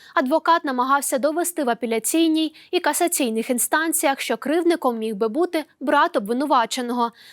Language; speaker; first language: Ukrainian; native; Ukrainian